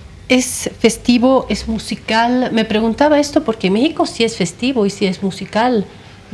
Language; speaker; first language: Spanish; native; Spanish